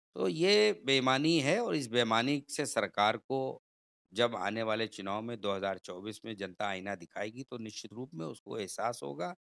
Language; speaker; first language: Hindi; native; Hindi